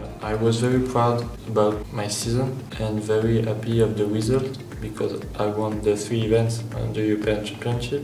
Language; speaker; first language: English; non-native, fluent; French